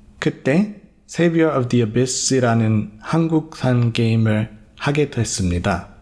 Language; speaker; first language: Korean; non-native, fluent; English